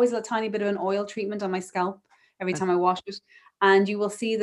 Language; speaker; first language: English; native; English